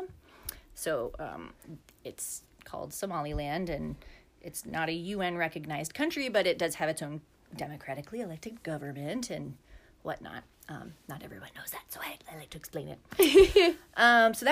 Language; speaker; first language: English; native; English